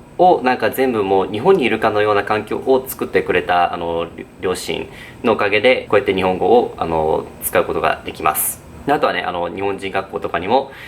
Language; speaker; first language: Japanese; early bilingual, heritage; Japanese